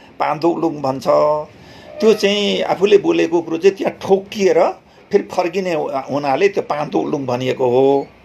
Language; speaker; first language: Nepali; non-native, local second language; Limbu